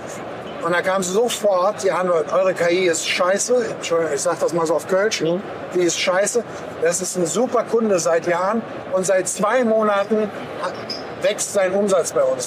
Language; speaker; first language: German; native; German